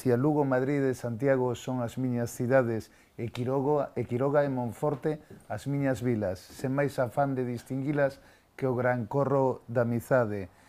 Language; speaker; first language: Spanish; native; Spanish